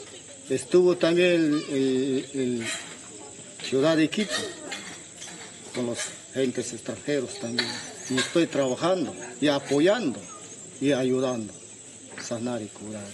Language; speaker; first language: Spanish; non-native, local second language; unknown